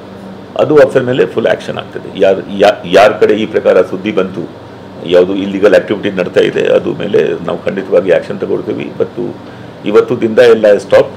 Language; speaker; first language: Kannada; non-native, fluent; Hindi